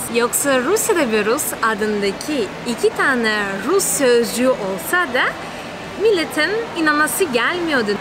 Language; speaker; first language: Turkish; non-native, fluent; Russian